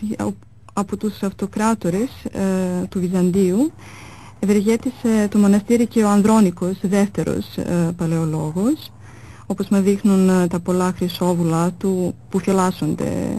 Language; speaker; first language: Greek; non-native, fluent; Serbian